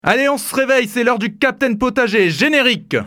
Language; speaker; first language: French; native; French